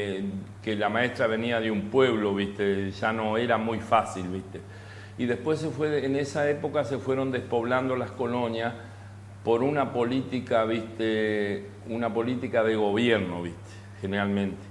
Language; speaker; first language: Spanish; native; Spanish